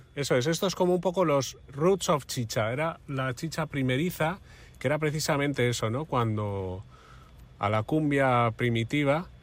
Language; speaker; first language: Spanish; native; Spanish